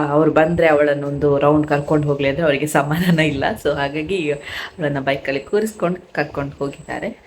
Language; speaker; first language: Kannada; native; Kannada